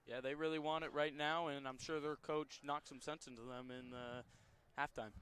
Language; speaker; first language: English; native; English